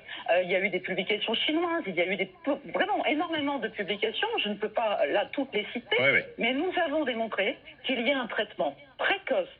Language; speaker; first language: French; native; French